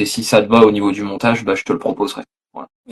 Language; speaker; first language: French; native; French